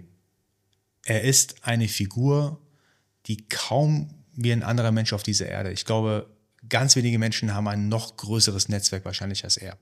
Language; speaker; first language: German; early bilingual, other home language; Persian